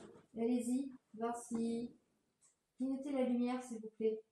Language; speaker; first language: French; native; French